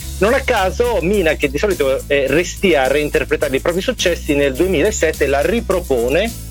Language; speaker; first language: Italian; native; Italian